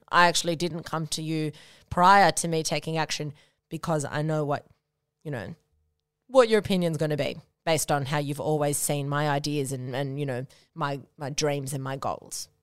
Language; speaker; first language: English; native; English